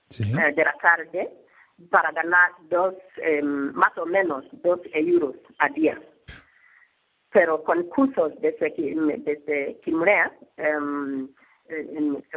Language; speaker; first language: Spanish; non-native, learner; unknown